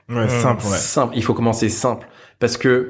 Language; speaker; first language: French; native; French